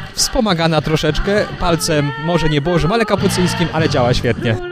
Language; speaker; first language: Polish; native; Polish